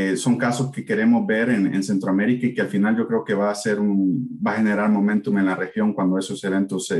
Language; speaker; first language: Spanish; native; Spanish